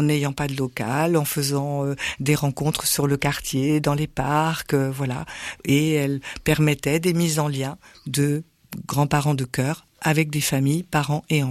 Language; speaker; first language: French; native; French